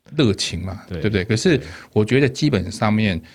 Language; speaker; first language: Chinese; native; Chinese